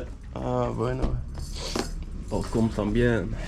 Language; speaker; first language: Spanish; non-native, learner; Dutch